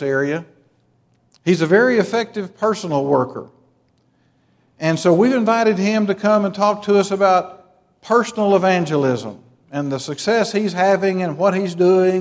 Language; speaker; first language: English; native; English